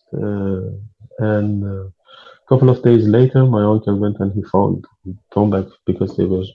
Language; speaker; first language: English; non-native, fluent; Persian